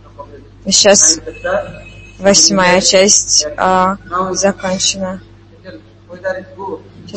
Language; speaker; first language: Russian; non-native, fluent; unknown